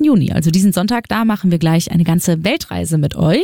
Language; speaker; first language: German; native; German